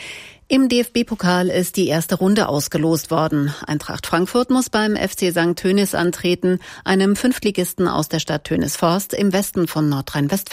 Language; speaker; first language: German; native; German